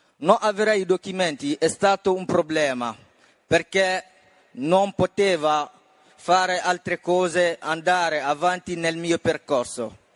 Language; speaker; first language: Italian; non-native, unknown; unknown